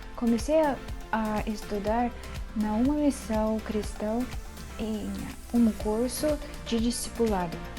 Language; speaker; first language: Portuguese; non-native, learner; Russian